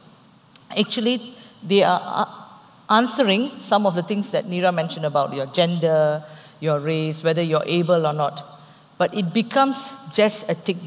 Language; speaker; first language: English; non-native, local second language; Tamil